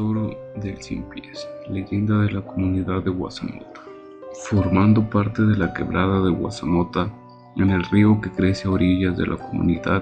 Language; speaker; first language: Spanish; native; Spanish